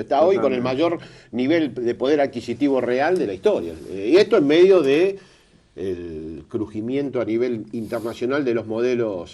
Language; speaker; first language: Spanish; native; Spanish